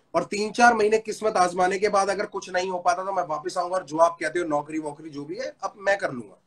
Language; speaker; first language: Hindi; native; Hindi